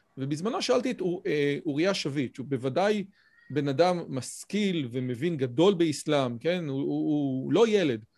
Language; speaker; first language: Hebrew; native; Hebrew